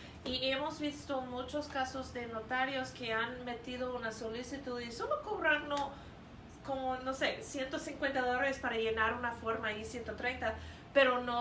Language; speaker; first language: Spanish; non-native, fluent; English